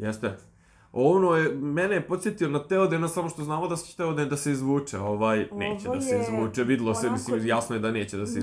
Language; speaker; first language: Serbian; native; Serbian